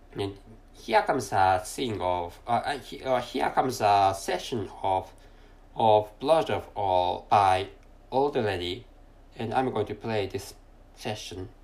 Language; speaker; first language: English; non-native, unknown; Japanese